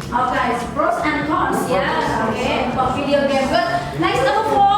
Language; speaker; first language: English; non-native, fluent; Indonesian